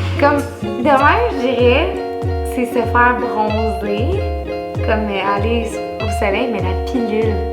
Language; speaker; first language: French; native; French